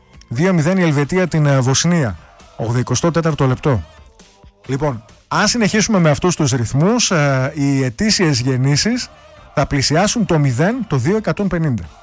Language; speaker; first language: Greek; native; Greek